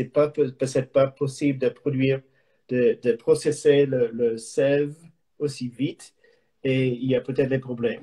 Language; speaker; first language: French; non-native, learner; English